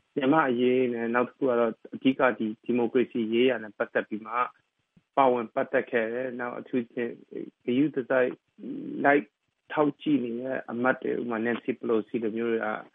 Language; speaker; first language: Burmese; non-native, local second language; Kachin